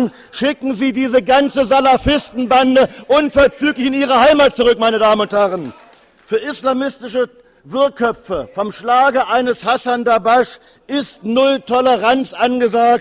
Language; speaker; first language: German; native; German